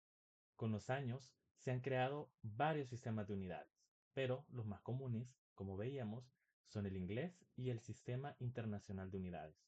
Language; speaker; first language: Spanish; native; Spanish